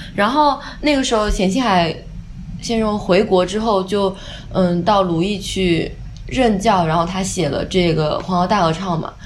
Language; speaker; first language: Chinese; non-native, local second language; Wu Chinese